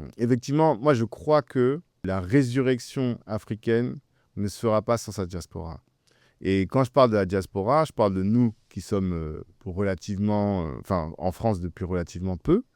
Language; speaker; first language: French; early bilingual, other home language; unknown